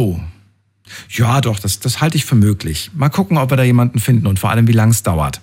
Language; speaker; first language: German; native; German